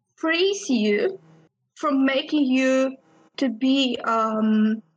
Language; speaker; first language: English; non-native, fluent; Polish